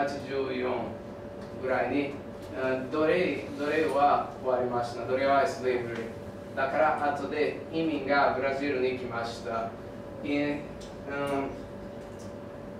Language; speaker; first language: Japanese; non-native, learner; Portuguese